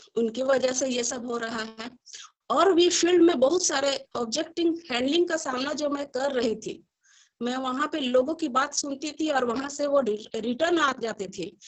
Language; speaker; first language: Hindi; native; Hindi